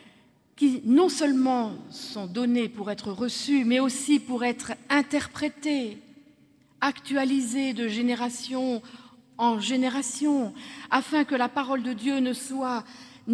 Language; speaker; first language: French; native; French